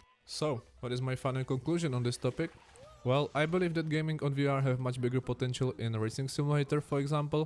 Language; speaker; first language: English; non-native, fluent; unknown